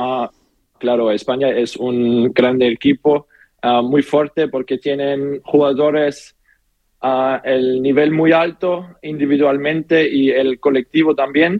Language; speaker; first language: Spanish; non-native, learner; German